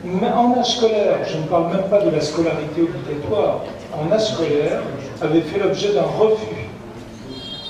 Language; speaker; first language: French; native; French